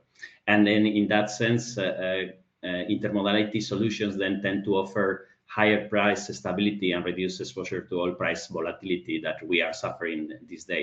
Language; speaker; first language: English; non-native, fluent; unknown